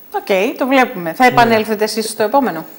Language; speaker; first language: Greek; native; Greek